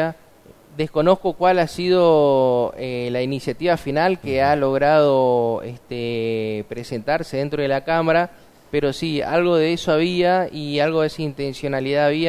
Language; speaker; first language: Spanish; native; Spanish